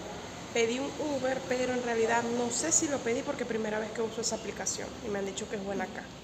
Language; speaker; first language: Spanish; native; Spanish